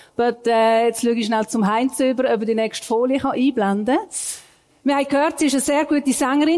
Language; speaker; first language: German; native; German